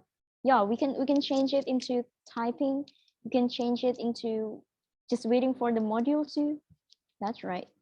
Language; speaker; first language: English; non-native, fluent; Indonesian